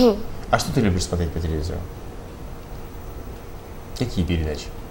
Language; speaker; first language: Russian; native; Russian